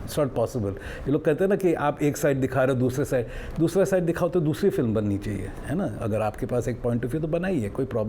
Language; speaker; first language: Hindi; native; Hindi